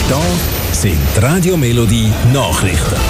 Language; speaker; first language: German; native; German